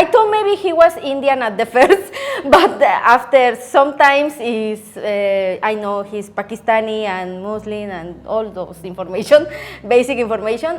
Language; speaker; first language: English; non-native, learner; Spanish